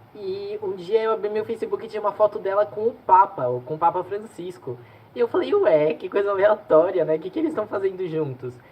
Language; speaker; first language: Portuguese; native; Portuguese